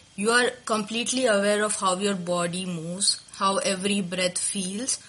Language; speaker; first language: English; non-native, local second language; Telugu